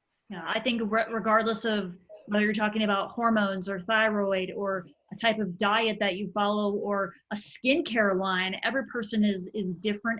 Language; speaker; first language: English; native; English